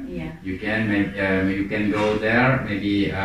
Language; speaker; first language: English; non-native, learner; Indonesian